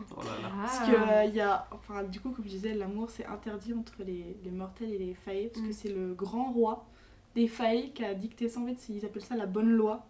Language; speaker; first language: French; native; French